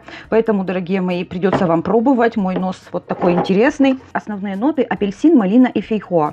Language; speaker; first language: Russian; native; Russian